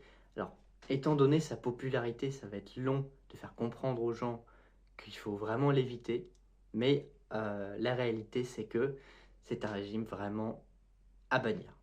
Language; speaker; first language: French; native; French